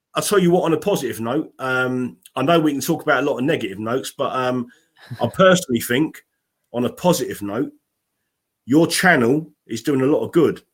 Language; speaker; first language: English; native; English